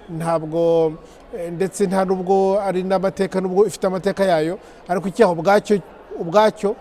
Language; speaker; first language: Kinyarwanda; native; Kinyarwanda